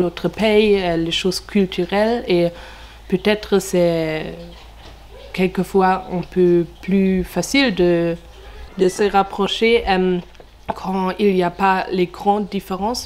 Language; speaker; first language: French; non-native, learner; German